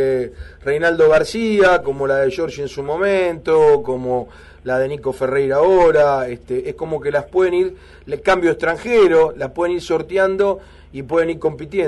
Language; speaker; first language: Spanish; native; Spanish